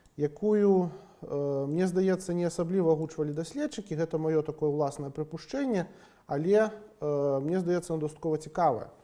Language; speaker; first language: Belarusian; non-native, local second language; Russian